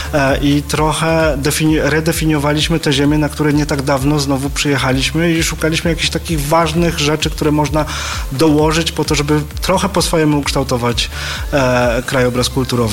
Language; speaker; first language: Polish; native; Polish